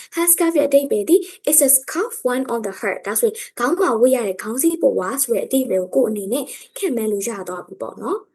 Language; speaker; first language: Burmese; native; Burmese